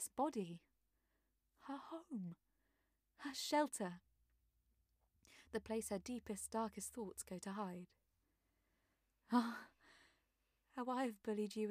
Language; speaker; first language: English; native; English